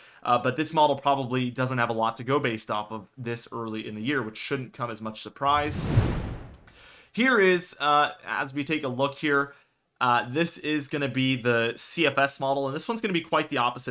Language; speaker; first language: English; native; English